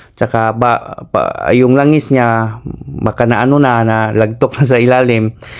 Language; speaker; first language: Filipino; non-native, local second language; Cebuano